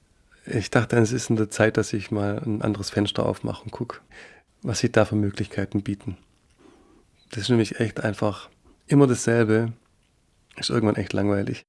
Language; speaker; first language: German; native; German